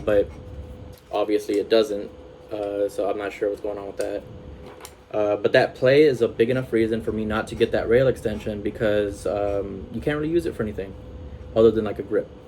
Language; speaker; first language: English; native; English